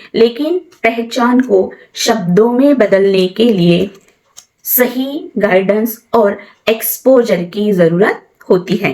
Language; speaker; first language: Hindi; non-native, local second language; Marathi